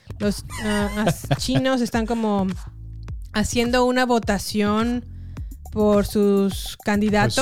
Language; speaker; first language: Spanish; native; Spanish